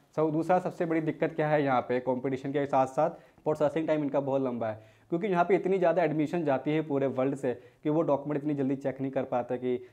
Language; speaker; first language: Hindi; native; Hindi